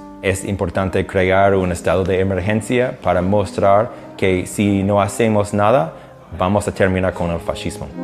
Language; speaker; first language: Spanish; non-native, fluent; English